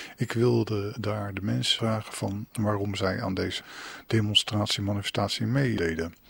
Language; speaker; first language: Dutch; native; Dutch